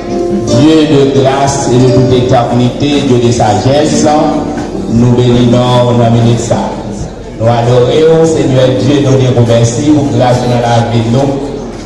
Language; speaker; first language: French; non-native, local second language; Haitian Creole